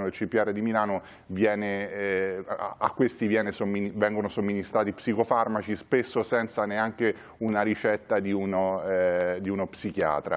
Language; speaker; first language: Italian; native; Italian